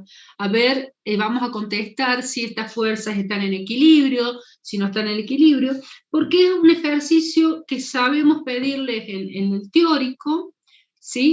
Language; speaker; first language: Spanish; native; Spanish